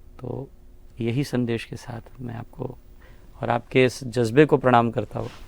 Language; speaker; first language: Hindi; native; Hindi